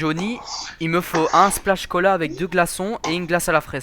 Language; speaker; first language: French; native; French